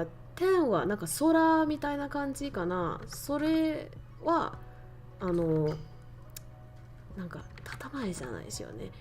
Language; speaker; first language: Japanese; non-native, fluent; Vietnamese